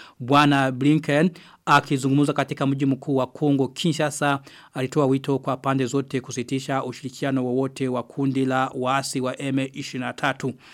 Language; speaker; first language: Swahili; non-native, local second language; Rundi